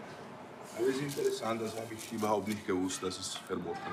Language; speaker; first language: German; non-native, fluent; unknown